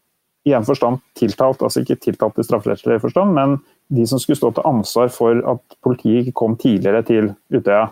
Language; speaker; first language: Norwegian; native; Norwegian